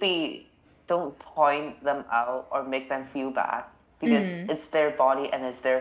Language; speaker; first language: English; non-native, local second language; Cantonese